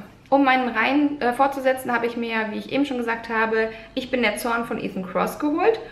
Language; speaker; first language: German; native; German